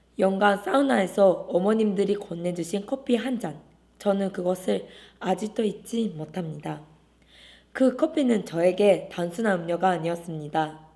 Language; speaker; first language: Korean; non-native, fluent; Japanese